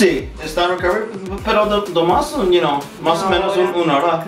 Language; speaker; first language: Spanish; early bilingual, heritage; English